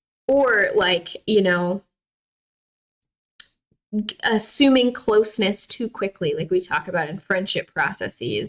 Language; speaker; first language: English; native; English